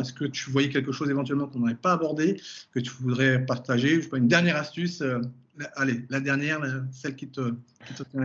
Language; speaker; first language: French; native; French